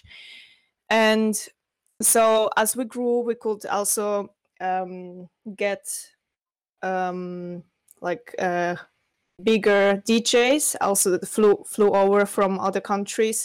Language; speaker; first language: English; non-native, fluent; Russian